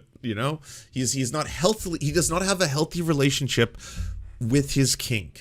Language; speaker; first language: English; native; English